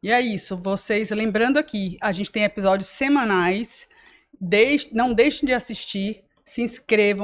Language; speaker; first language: Portuguese; native; Portuguese